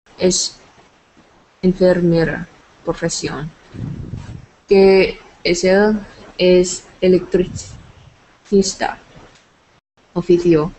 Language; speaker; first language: Spanish; non-native, learner; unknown